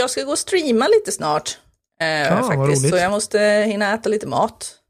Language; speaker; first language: Swedish; native; Swedish